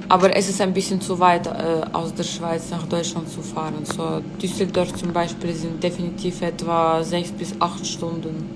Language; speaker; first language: German; non-native, fluent; Russian